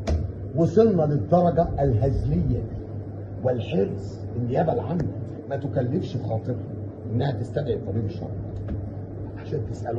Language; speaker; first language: Arabic; native; Arabic